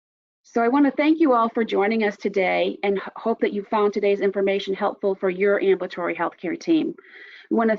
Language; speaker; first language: English; native; English